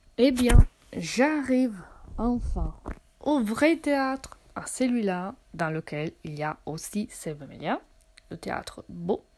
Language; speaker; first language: French; non-native, fluent; Italian